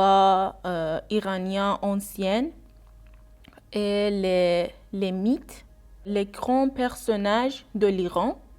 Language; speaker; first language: French; non-native, learner; Persian